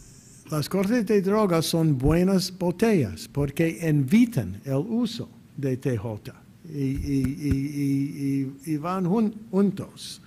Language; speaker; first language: Spanish; non-native, fluent; English